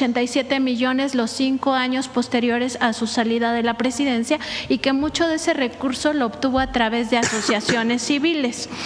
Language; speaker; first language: Spanish; native; Spanish